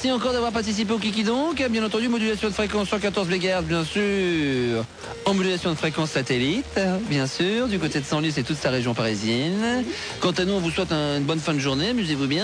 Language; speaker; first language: French; native; French